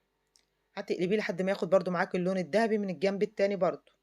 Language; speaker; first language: Arabic; native; Arabic